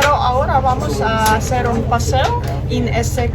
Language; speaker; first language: Spanish; non-native, learner; Russian